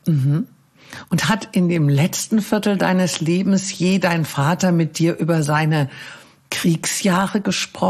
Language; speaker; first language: German; native; German